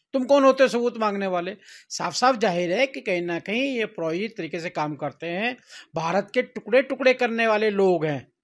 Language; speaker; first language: Hindi; native; Hindi